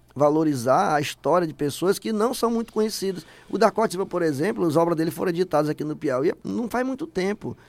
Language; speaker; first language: Portuguese; native; Portuguese